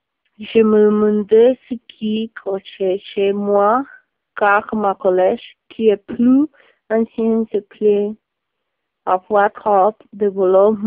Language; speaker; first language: French; non-native, learner; Spanish